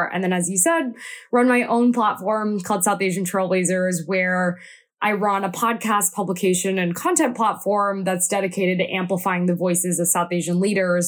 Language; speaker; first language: English; native; English